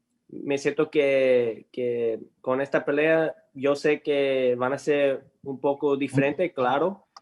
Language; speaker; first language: Spanish; early bilingual, heritage; English